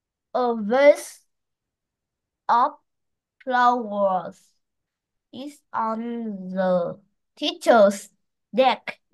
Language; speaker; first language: English; non-native, learner; Vietnamese